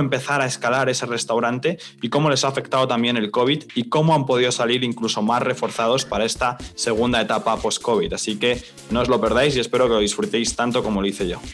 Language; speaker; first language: Spanish; native; Spanish